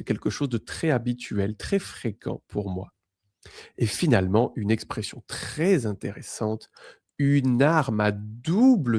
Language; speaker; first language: French; native; French